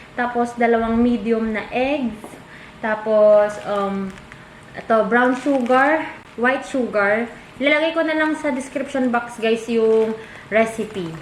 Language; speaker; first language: Filipino; non-native, local second language; Iloko